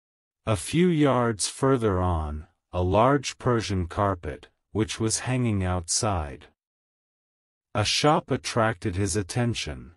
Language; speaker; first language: English; non-native, local second language; Urdu